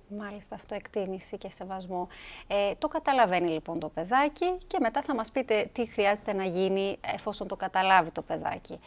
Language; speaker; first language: Greek; native; Greek